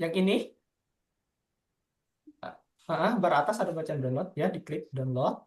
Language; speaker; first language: Indonesian; native; Indonesian